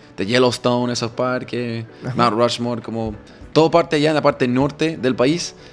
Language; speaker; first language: Spanish; non-native, fluent; English